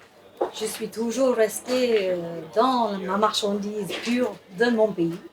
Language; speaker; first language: French; non-native, fluent; English